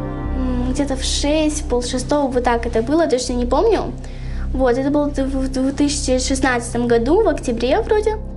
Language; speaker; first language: Russian; native; Russian